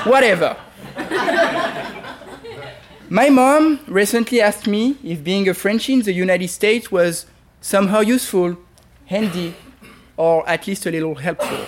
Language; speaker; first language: English; non-native, fluent; French